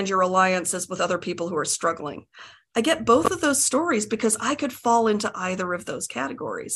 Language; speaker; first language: English; native; English